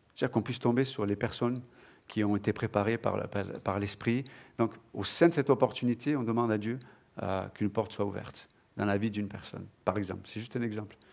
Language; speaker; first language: French; native; French